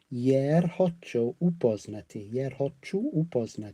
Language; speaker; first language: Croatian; non-native, learner; English